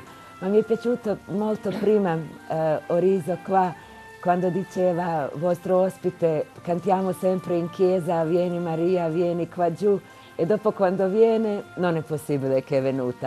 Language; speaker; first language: Italian; non-native, fluent; Croatian